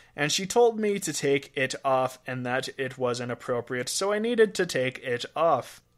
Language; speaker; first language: English; native; English